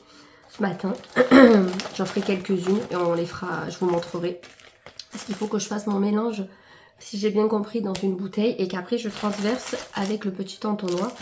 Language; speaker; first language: French; native; French